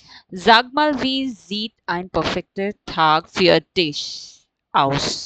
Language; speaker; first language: German; non-native, fluent; Urdu